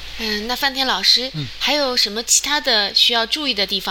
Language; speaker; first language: Chinese; native; Chinese